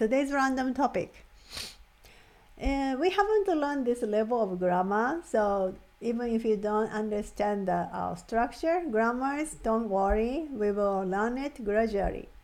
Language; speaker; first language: English; non-native, fluent; Japanese